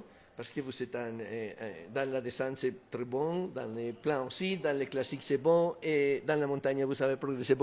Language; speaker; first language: French; non-native, learner; Spanish